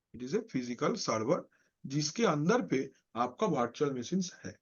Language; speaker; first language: Hindi; non-native, local second language; Bangla